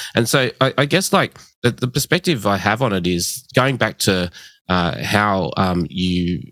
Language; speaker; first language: English; early bilingual, other home language; Hindi